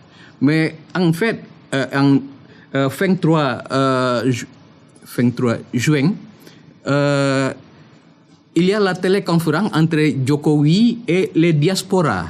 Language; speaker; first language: French; non-native, fluent; Indonesian